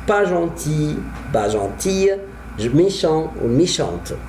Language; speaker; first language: French; non-native, fluent; Arabic